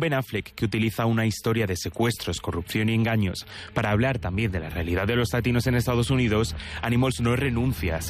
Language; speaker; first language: Spanish; native; Spanish